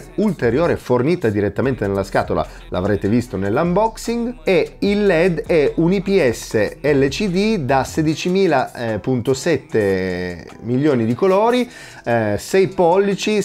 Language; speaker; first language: Italian; native; Italian